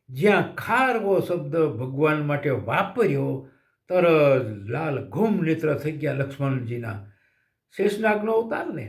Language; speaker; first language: Gujarati; native; Gujarati